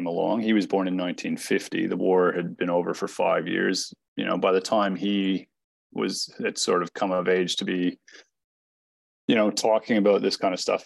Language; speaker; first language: English; native; English